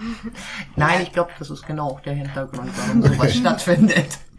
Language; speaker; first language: German; native; German